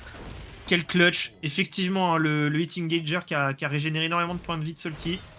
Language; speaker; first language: French; native; French